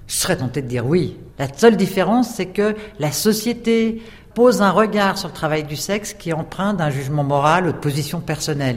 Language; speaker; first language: French; native; French